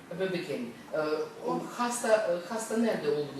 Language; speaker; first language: Turkish; non-native, learner; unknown